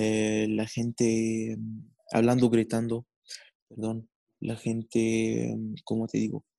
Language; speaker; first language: Spanish; non-native, fluent; Arabic